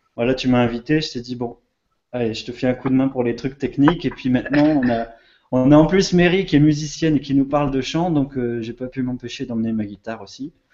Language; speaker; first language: French; native; French